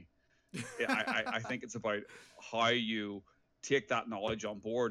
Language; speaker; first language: English; native; English